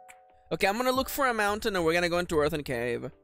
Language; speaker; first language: English; native; English